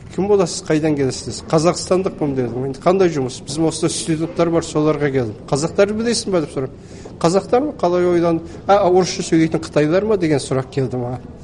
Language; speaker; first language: Kazakh; early bilingual, heritage; Kazakh